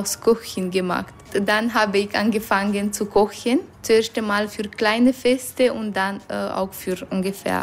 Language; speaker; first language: German; non-native, learner; Romanian